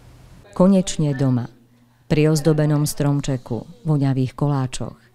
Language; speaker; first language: Slovak; native; Slovak